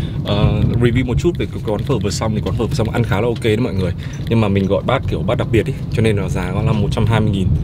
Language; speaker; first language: Vietnamese; native; Vietnamese